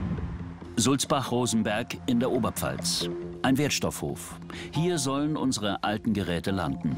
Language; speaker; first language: German; native; German